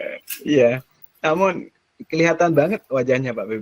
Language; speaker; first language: Indonesian; non-native, local second language; Javanese